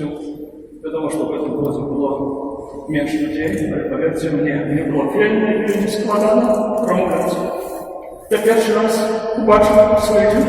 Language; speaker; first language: Polish; non-native, fluent; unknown